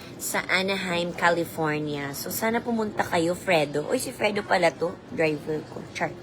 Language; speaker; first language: Filipino; non-native, local second language; Cebuano